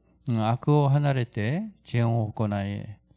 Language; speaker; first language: Japanese; non-native, fluent; Korean